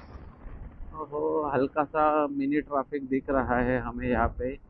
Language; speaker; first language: Hindi; non-native, local second language; Marathi